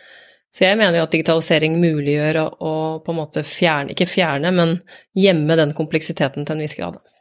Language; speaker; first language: Norwegian; native; Norwegian